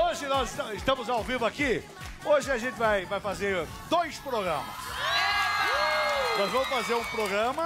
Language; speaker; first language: Portuguese; native; Portuguese